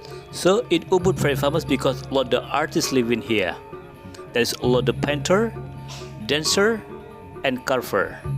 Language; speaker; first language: English; non-native, learner; Indonesian